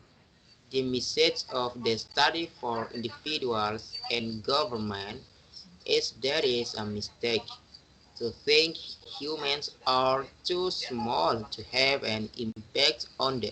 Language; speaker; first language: English; non-native, learner; Indonesian